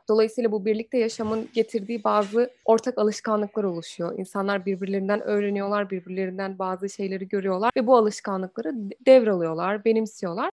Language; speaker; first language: Turkish; early bilingual, heritage; Turkish